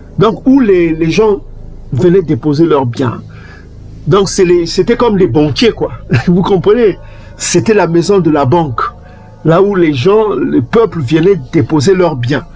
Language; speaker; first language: French; non-native, local second language; Kongo